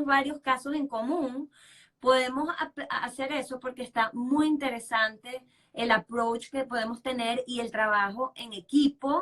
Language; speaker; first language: Spanish; native; Spanish